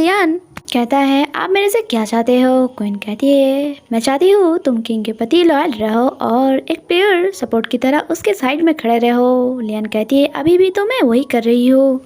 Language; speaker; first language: Hindi; non-native, local second language; Bangla